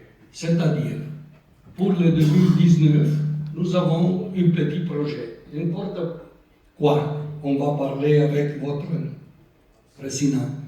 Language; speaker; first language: French; non-native, local second language; Italian